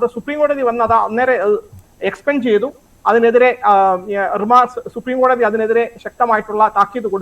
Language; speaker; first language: Malayalam; native; Malayalam